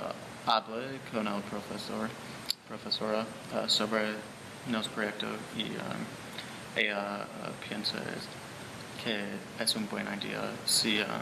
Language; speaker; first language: Spanish; non-native, learner; English